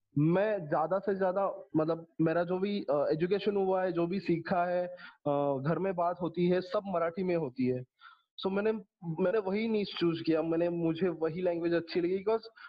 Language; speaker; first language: Hindi; non-native, local second language; Marathi